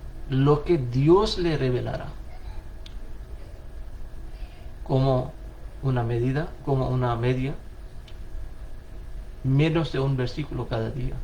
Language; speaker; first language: Spanish; non-native, fluent; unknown